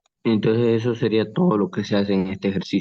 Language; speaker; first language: Spanish; native; Spanish